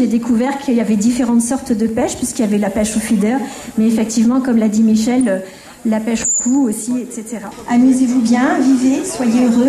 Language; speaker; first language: French; native; French